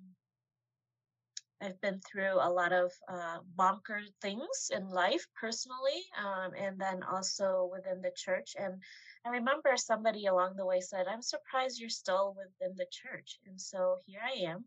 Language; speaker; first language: English; native; English